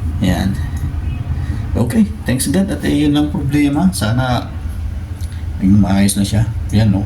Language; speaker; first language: Filipino; non-native, local second language; Cebuano